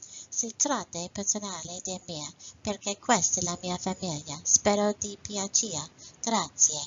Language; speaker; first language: Italian; non-native, learner; English